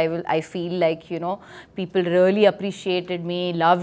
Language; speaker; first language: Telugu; non-native, learner; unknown